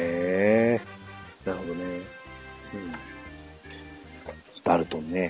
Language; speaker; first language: Japanese; native; Japanese